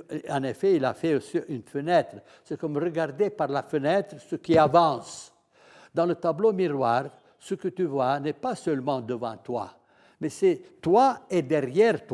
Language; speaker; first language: French; non-native, fluent; Italian